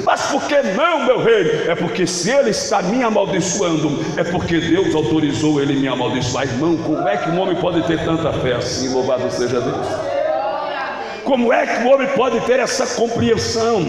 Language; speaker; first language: Portuguese; native; Portuguese